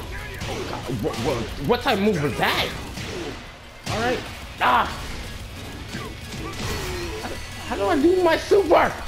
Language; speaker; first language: English; native; English